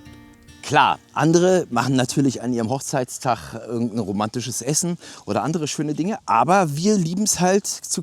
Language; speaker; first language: German; native; German